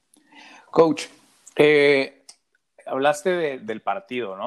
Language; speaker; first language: Spanish; native; Spanish